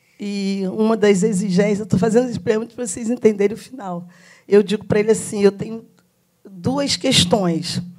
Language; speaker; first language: Portuguese; native; Portuguese